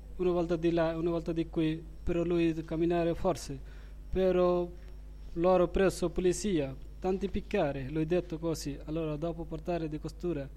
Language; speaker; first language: Italian; non-native, learner; Bangla